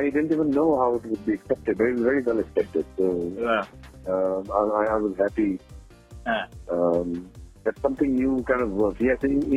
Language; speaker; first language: English; non-native, local second language; Punjabi